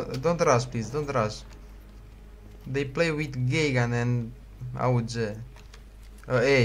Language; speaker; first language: English; non-native, learner; Romanian